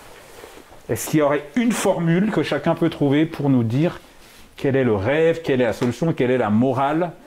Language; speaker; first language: French; native; French